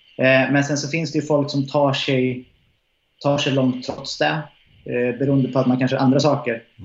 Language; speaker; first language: Swedish; native; Swedish